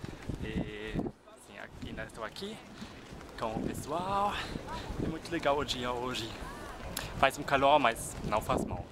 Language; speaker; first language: Portuguese; non-native, fluent; German